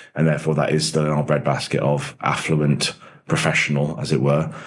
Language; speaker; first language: English; native; English